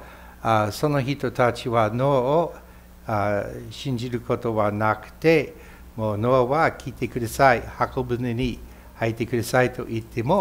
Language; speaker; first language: Japanese; non-native, fluent; English